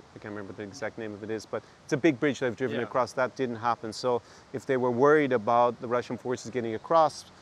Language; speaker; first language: English; native; English